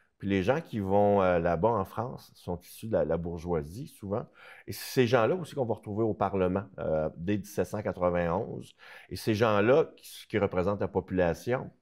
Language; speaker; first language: French; native; French